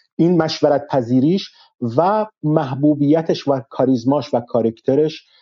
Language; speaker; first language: Persian; non-native, local second language; Arabic